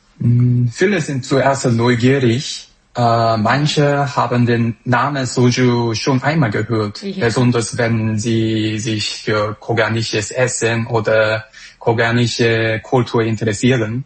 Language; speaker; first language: German; non-native, fluent; Korean